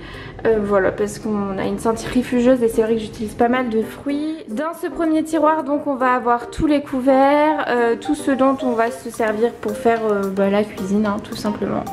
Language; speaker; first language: French; native; French